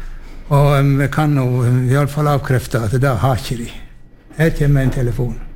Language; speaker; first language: Norwegian; native; Norwegian